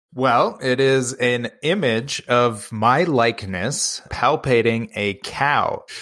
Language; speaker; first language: English; native; English